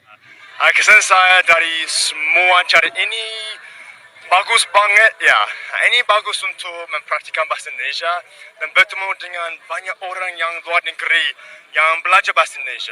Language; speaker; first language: Indonesian; non-native, fluent; English